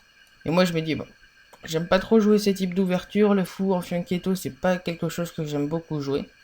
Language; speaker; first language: French; native; French